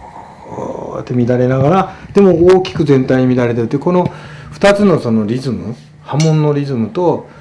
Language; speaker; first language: Japanese; native; Japanese